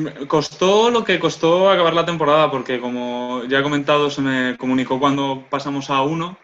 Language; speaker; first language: Spanish; non-native, local second language; Catalan